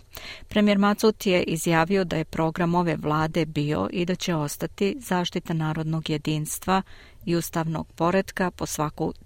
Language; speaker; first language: Croatian; native; Croatian